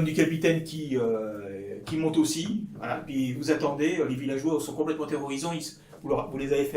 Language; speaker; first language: French; native; French